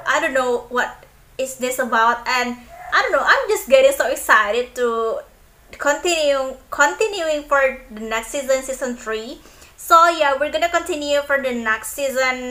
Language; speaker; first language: English; non-native, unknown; Indonesian